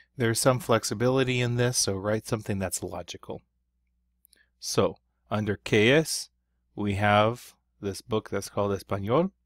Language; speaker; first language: English; native; English